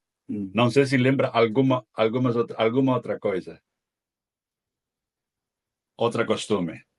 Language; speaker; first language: Portuguese; non-native, fluent; Spanish